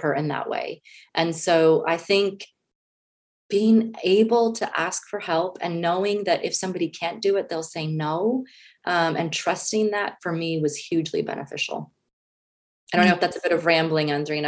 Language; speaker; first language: English; native; English